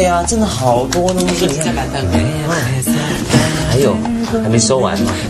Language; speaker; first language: Chinese; native; Chinese